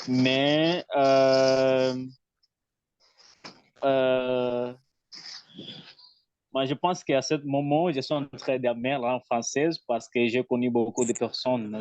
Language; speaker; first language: French; non-native, learner; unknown